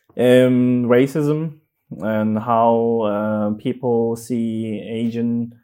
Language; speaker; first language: English; non-native, fluent; Korean